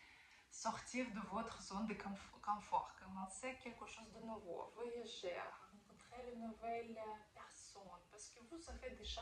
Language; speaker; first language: French; non-native, fluent; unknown